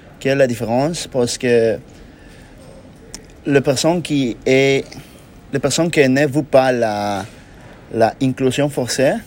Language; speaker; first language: French; non-native, learner; Spanish